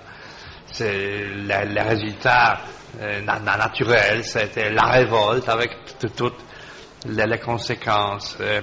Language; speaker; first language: French; non-native, fluent; Polish